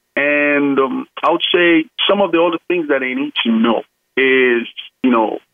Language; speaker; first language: English; non-native, local second language; Yoruba